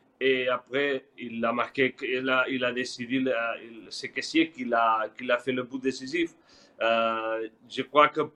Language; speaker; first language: French; non-native, learner; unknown